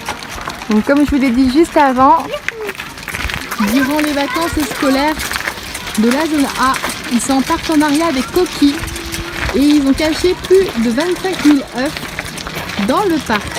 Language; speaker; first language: French; native; French